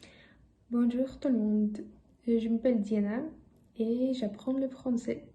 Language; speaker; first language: French; non-native, learner; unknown